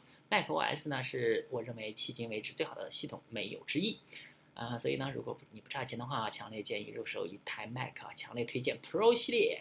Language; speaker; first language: Chinese; native; Chinese